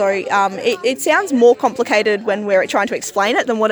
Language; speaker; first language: English; native; English